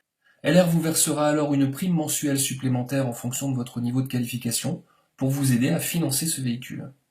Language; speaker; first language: French; native; French